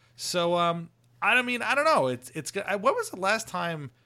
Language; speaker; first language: English; native; English